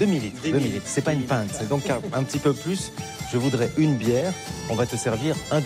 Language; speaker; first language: French; native; French